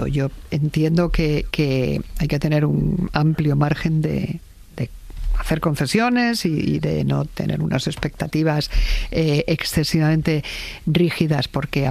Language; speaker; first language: Spanish; native; Spanish